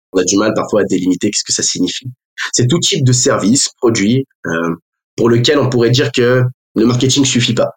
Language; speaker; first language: French; native; French